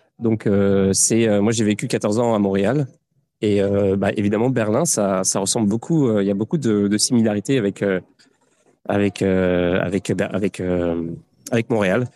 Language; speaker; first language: French; native; French